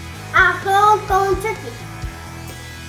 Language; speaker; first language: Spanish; early bilingual, heritage; English